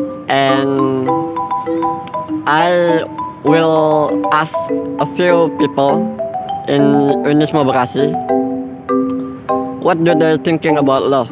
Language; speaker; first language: English; non-native, learner; Indonesian